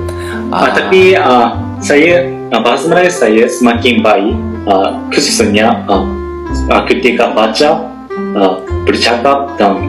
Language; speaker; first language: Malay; non-native, fluent; Japanese